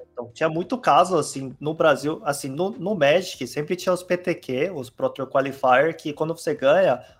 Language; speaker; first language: Portuguese; non-native, fluent; Korean